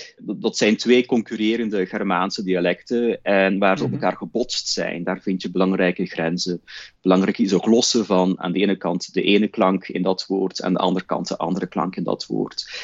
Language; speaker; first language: Dutch; native; Dutch